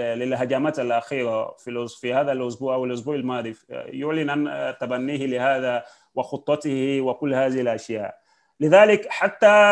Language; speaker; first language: Arabic; non-native, fluent; Yoruba